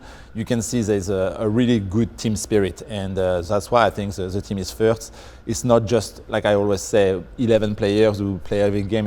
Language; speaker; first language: English; non-native, fluent; French